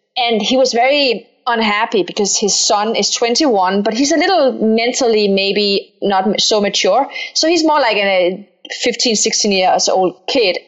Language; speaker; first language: English; non-native, fluent; Danish